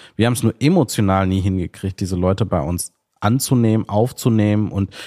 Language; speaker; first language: German; early bilingual, other home language; Sinhala